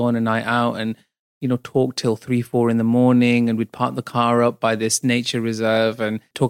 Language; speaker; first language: English; native; English